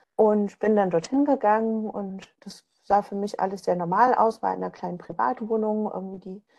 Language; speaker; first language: German; native; German